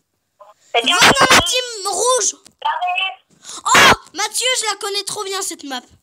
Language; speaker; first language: French; native; French